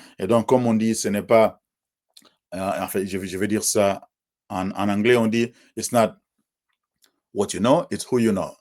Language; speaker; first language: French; non-native, local second language; Swahili